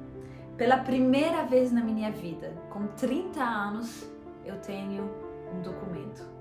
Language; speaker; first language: Portuguese; non-native, fluent; Arabic